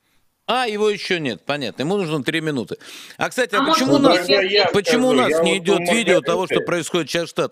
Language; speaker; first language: Russian; native; Russian